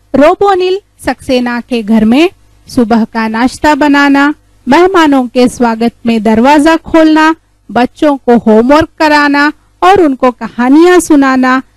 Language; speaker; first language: Hindi; non-native, local second language; Kannada